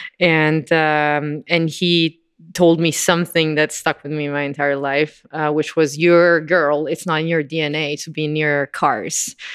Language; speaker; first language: English; non-native, fluent; Italian